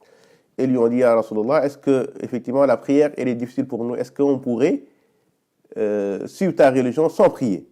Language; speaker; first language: French; native; French